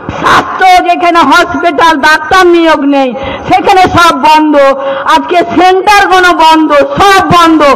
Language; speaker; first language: Bangla; non-native, local second language; Santali